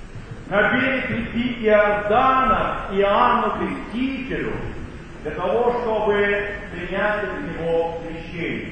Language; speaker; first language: Russian; native; Russian